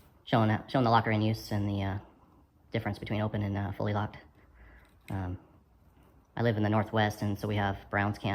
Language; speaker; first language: English; native; English